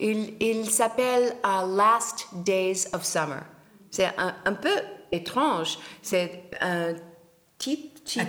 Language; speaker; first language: French; non-native, learner; English